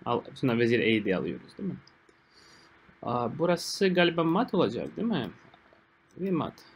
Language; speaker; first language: Turkish; non-native, fluent; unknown